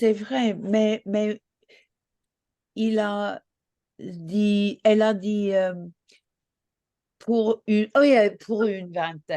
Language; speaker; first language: French; non-native, learner; English